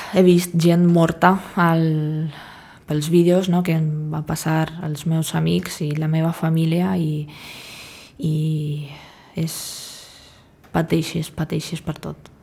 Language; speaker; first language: Catalan; non-native, fluent; Russian